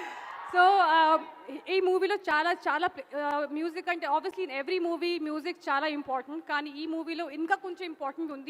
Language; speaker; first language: Telugu; non-native, fluent; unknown